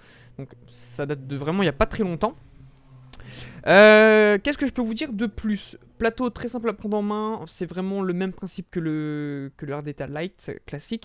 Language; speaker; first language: French; native; French